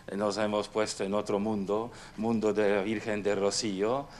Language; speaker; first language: Spanish; non-native, fluent; Polish